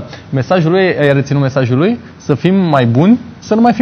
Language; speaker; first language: Romanian; native; Romanian